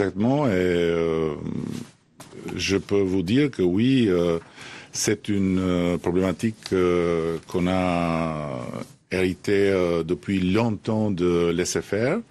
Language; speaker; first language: French; non-native, fluent; Albanian